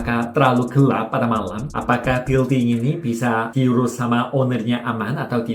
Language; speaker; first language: Indonesian; non-native, fluent; Korean